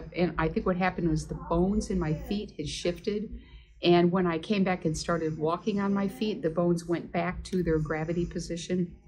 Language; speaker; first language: English; native; English